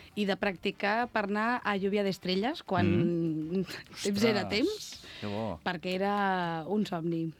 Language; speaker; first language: Catalan; native; Catalan